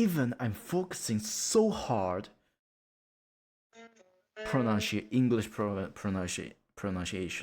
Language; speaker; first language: English; non-native, learner; Japanese